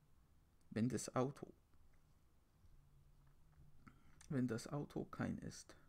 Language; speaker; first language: German; non-native, learner; English